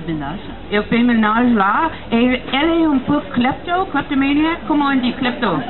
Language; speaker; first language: French; non-native, learner; English